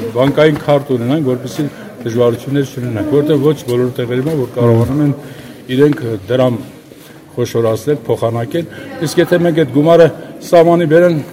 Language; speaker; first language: Armenian; early bilingual, heritage; Armenian